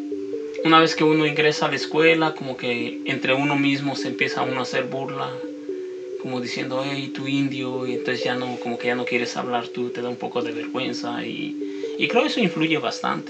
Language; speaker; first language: Spanish; native; Spanish